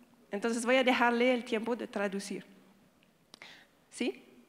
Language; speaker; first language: Spanish; non-native, fluent; French